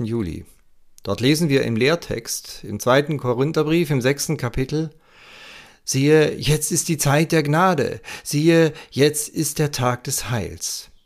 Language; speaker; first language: German; native; German